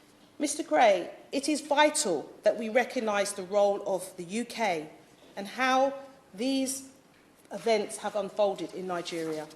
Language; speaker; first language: English; native; English